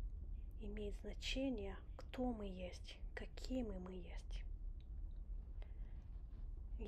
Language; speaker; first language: Russian; non-native, local second language; Romanian